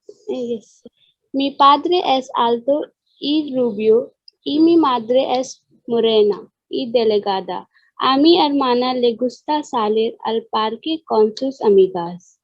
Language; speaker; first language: Spanish; non-native, learner; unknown